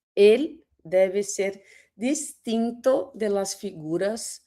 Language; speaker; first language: Spanish; non-native, fluent; Portuguese